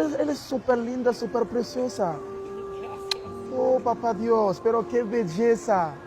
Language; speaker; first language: Spanish; non-native, learner; Haitian Creole